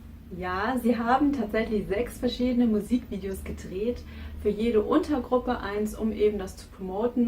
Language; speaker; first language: German; native; German